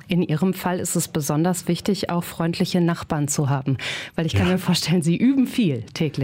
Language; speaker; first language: German; native; German